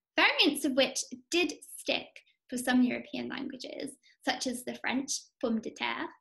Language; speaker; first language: English; native; English